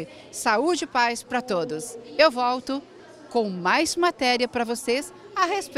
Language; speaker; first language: Portuguese; native; Portuguese